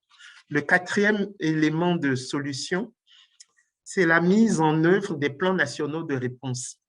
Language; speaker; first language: French; non-native, local second language; Ewe